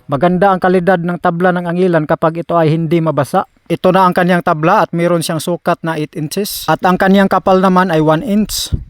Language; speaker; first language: Filipino; non-native, local second language; Cebuano